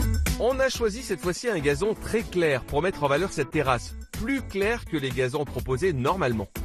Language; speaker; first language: French; native; French